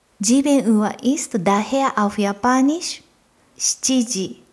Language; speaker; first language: German; non-native, fluent; Japanese